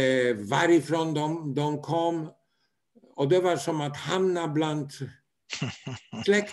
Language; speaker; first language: Swedish; non-native, fluent; Polish